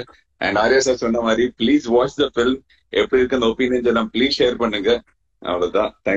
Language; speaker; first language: Tamil; non-native, fluent; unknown